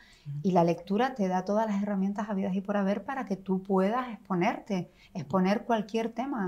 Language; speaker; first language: Spanish; native; Spanish